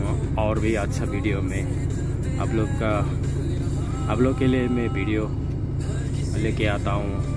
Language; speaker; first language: Hindi; non-native, learner; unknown